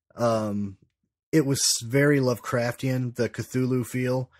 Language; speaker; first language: English; native; English